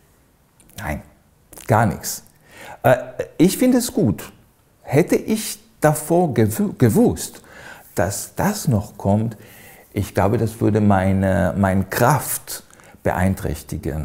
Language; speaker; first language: German; non-native, fluent; Hebrew